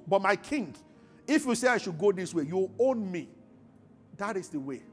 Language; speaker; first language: English; non-native, local second language; Yoruba